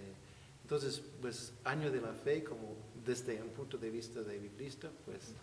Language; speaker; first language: Spanish; non-native, fluent; English